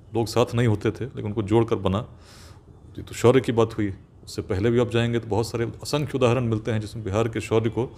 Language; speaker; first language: Hindi; native; Hindi